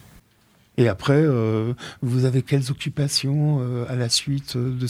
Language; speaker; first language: French; native; French